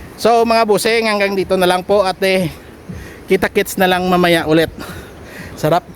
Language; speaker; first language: Filipino; non-native, local second language; Hiligaynon